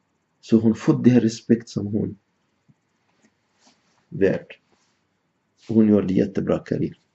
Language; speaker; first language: Swedish; non-native, fluent; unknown